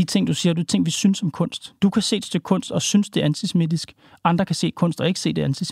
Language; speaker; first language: Danish; native; Danish